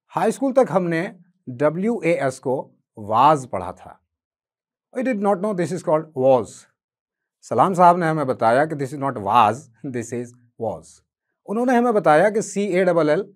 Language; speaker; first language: Hindi; native; Hindi